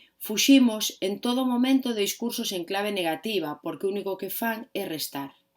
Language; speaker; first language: Galician; non-native, local second language; Spanish